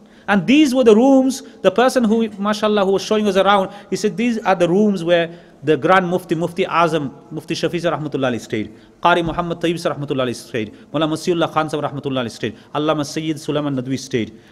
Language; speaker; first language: English; native; English